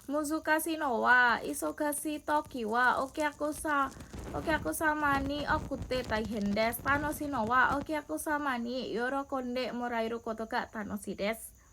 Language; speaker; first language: Japanese; non-native, learner; Indonesian